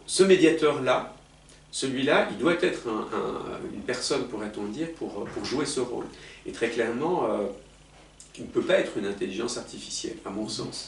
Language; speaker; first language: French; native; French